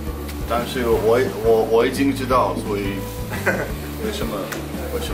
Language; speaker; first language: Chinese; non-native, learner; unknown